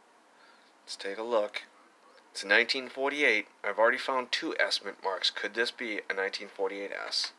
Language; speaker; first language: English; native; English